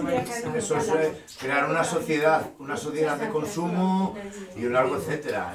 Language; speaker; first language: Spanish; native; Spanish